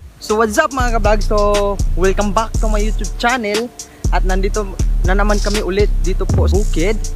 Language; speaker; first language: Filipino; non-native, local second language; Cebuano